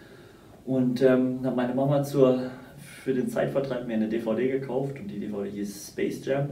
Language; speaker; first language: German; native; German